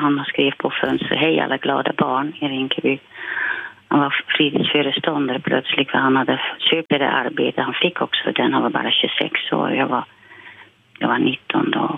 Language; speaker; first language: Swedish; non-native, fluent; Dutch